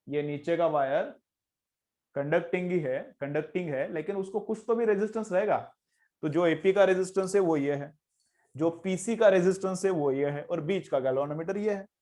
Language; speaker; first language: Hindi; non-native, local second language; Marathi